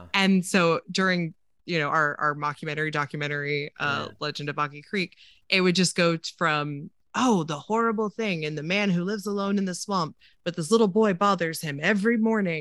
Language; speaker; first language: English; native; English